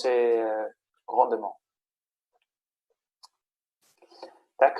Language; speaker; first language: French; non-native, fluent; Spanish